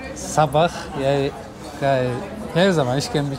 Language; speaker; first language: Turkish; early bilingual, heritage; Turkish